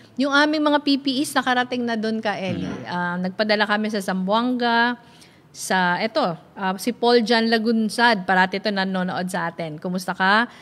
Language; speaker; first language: Filipino; non-native, local second language; Bikol